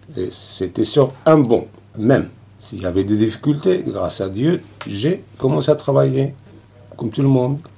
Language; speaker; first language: French; non-native, local second language; Arabic